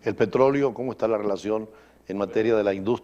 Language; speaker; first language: Spanish; native; Spanish